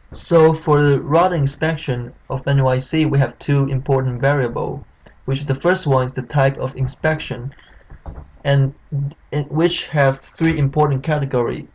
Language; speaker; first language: English; non-native, fluent; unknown